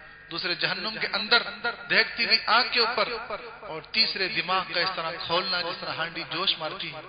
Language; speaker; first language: Urdu; native; Urdu